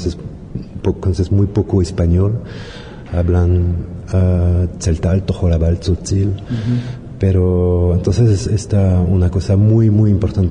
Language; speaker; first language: Spanish; non-native, learner; French